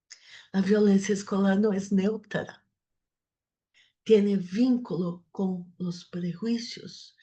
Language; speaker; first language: Spanish; non-native, fluent; Portuguese